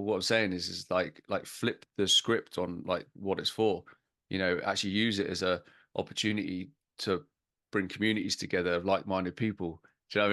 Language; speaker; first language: English; native; English